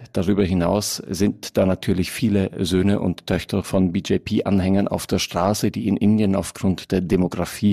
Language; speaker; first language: German; native; German